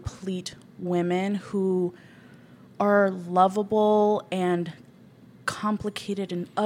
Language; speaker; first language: English; early bilingual, other home language; Spanish